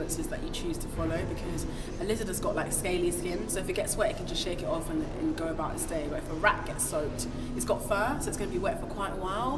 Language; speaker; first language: English; non-native, local second language; Igbo